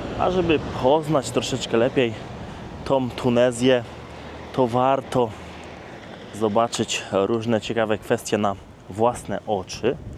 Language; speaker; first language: Polish; native; Polish